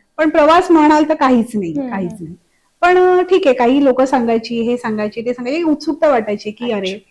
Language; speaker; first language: Marathi; native; Marathi